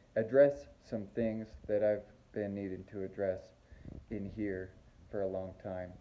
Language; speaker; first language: English; native; English